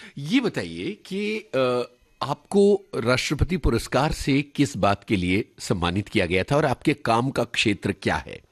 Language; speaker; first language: Hindi; native; Hindi